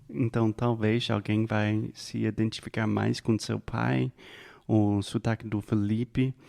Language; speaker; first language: Portuguese; non-native, fluent; English